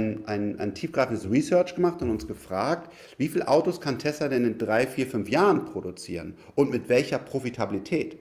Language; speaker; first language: German; native; German